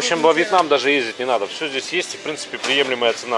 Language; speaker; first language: Russian; native; Russian